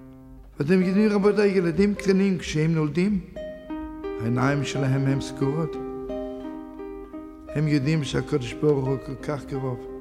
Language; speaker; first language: Hebrew; non-native, fluent; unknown